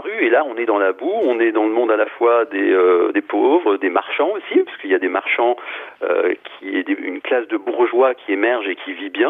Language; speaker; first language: French; native; French